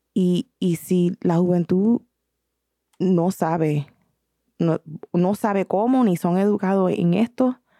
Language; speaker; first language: Spanish; early bilingual, heritage; Spanish